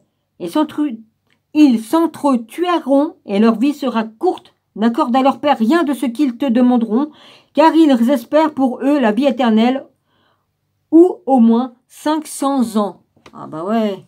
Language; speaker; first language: French; native; French